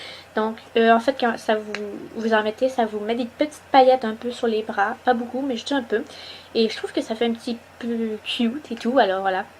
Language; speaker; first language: French; native; French